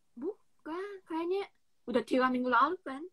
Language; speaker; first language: Indonesian; non-native, learner; Japanese